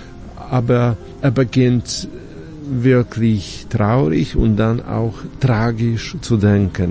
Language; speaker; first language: German; non-native, fluent; Polish